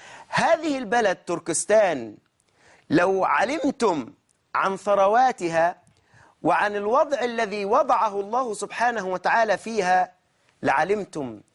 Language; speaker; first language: Arabic; native; Arabic